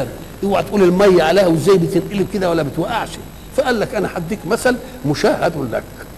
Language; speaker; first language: Arabic; native; Arabic